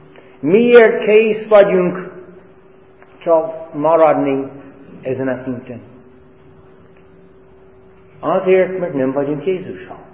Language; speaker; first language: Hungarian; non-native, fluent; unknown